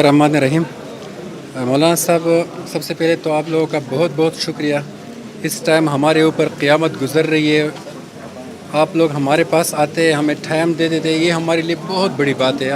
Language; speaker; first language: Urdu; non-native, local second language; Pashto